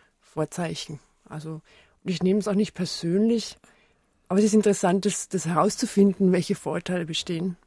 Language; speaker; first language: German; native; German